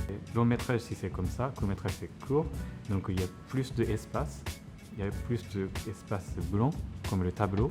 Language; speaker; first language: French; non-native, fluent; Japanese